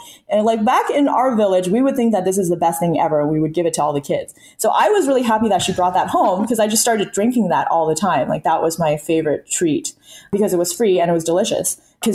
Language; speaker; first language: English; early bilingual, other home language; Chinese